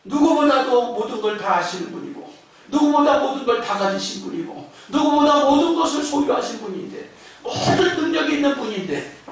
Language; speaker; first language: Korean; native; Korean